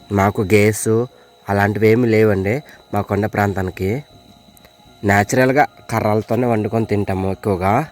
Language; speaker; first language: Telugu; non-native, local second language; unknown